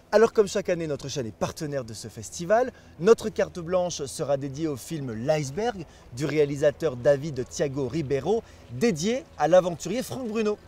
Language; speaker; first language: French; native; French